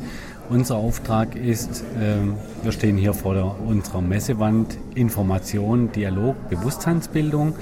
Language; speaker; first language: German; native; German